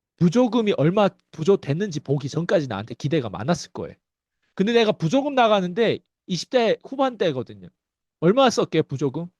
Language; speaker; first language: Korean; native; Korean